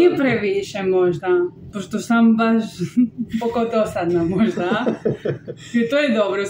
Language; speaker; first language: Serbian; non-native, learner; Spanish